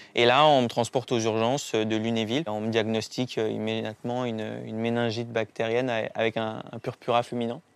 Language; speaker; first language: French; native; French